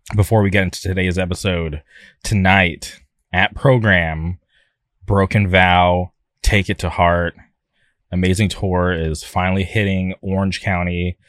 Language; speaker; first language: English; native; English